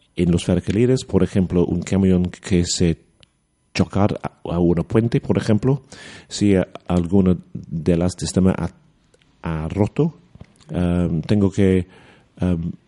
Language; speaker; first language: Spanish; non-native, learner; English